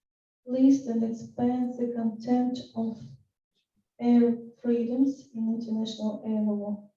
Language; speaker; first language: English; non-native, fluent; Russian